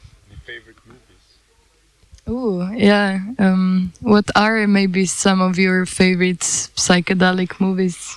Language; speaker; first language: English; non-native, fluent; Slovenian